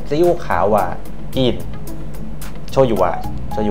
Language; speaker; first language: Japanese; non-native, learner; Thai